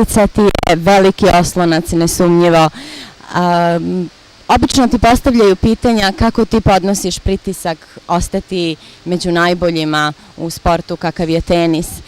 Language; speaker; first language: Bosnian; native; Bosnian